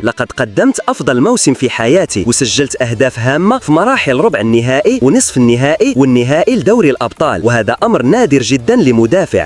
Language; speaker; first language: Arabic; native; Arabic